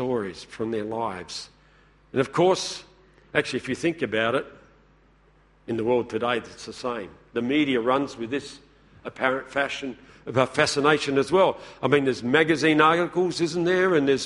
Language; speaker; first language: English; native; English